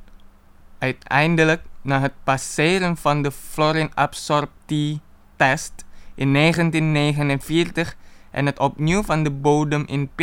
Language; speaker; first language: Dutch; non-native, fluent; Indonesian